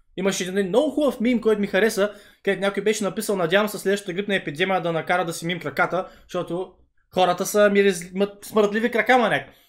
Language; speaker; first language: Bulgarian; early bilingual, other home language; Vietnamese